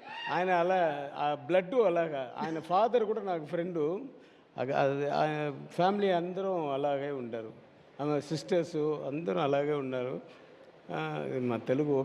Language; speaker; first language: Telugu; non-native, learner; Tamil